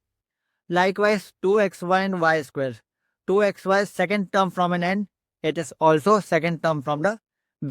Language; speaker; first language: English; non-native, local second language; Hindi